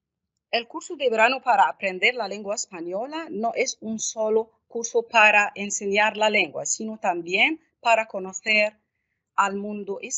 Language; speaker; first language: Spanish; non-native, fluent; Arabic